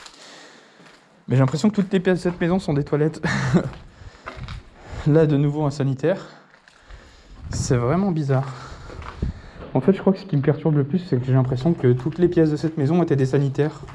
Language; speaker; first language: French; native; French